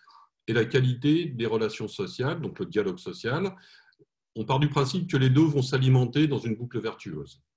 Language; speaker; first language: French; native; French